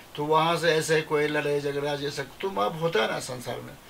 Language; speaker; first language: Hindi; native; Hindi